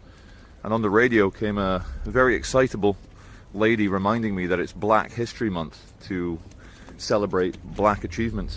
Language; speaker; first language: English; native; English